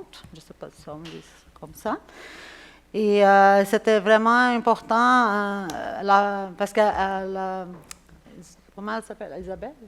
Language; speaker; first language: French; non-native, fluent; Spanish